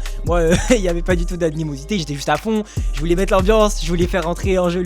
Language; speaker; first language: French; native; French